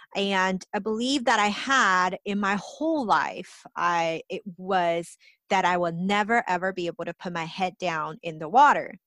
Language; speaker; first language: English; native; English